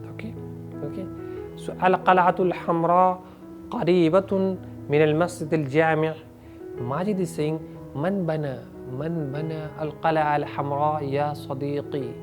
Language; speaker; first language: Arabic; non-native, fluent; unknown